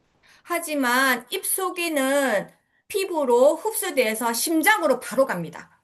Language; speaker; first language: Korean; native; Korean